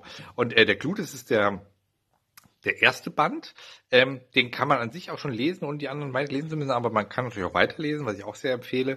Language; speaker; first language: German; native; German